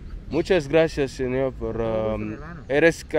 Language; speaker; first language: Spanish; non-native, learner; English